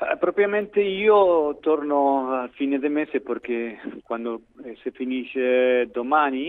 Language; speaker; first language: Italian; non-native, fluent; Spanish